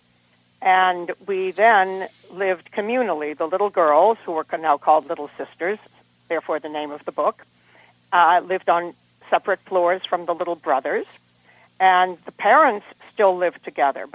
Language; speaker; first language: English; native; English